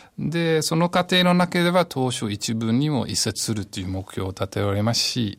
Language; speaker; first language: Japanese; non-native, fluent; English